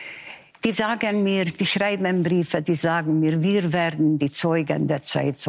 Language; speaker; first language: German; non-native, fluent; Hungarian